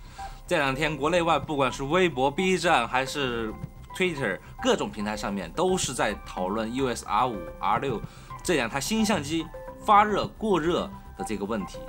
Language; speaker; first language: Chinese; native; Chinese